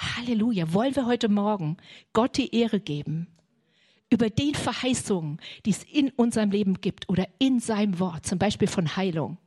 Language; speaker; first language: German; native; German